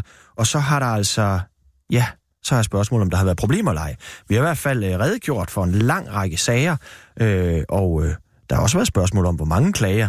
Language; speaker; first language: Danish; native; Danish